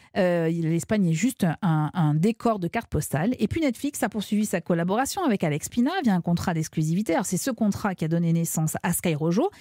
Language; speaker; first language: French; native; French